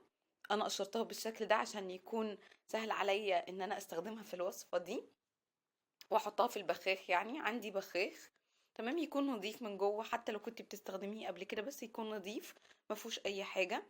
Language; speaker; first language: Arabic; native; Arabic